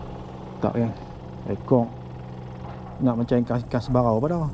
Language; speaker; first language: Malay; native; Malay